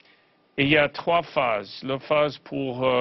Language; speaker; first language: French; non-native, fluent; English